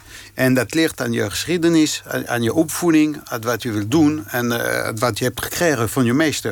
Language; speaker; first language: Dutch; non-native, fluent; French